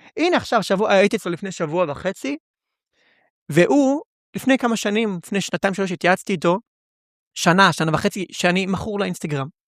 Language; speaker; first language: Hebrew; early bilingual, other home language; Russian